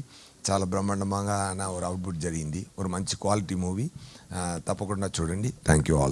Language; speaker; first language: Telugu; non-native, fluent; Tamil